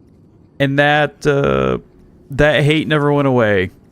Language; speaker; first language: English; native; English